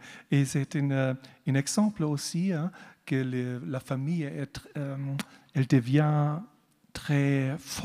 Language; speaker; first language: French; non-native, learner; German